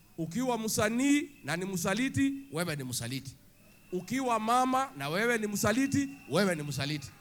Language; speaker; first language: Swahili; non-native, local second language; Kikuyu